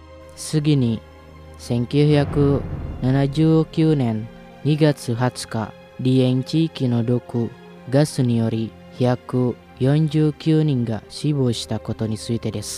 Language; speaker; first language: Japanese; non-native, fluent; Indonesian